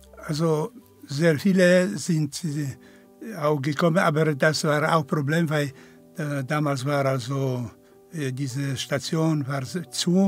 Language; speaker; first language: German; non-native, fluent; Polish